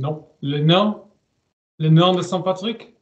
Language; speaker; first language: French; non-native, learner; German